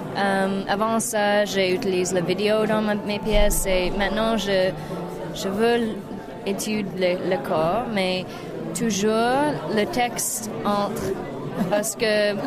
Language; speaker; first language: French; non-native, learner; English